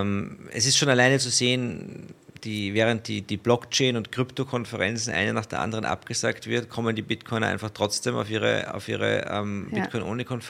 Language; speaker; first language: German; native; German